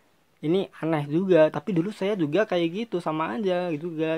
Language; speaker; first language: Indonesian; native; Indonesian